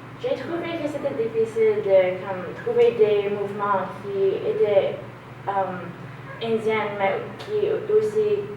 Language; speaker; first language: French; non-native, learner; English